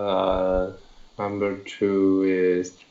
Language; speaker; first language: English; non-native, learner; Chinese